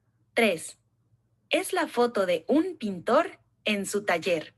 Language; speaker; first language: Spanish; non-native, learner; English